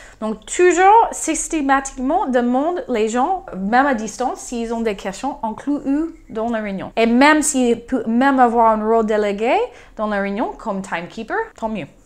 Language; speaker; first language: French; non-native, fluent; English